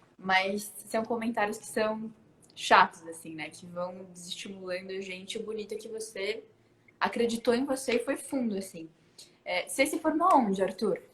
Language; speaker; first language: Portuguese; native; Portuguese